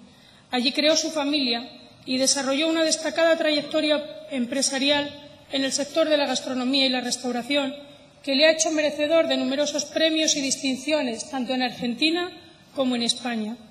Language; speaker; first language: Spanish; native; Spanish